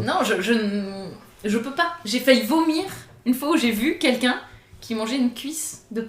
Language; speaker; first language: French; native; French